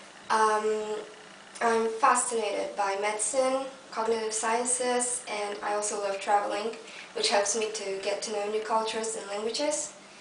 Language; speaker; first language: English; non-native, fluent; Polish